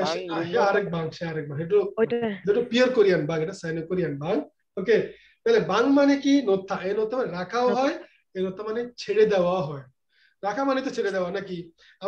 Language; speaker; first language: Korean; non-native, learner; Bangla